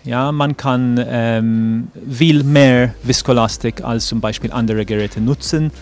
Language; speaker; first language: German; non-native, fluent; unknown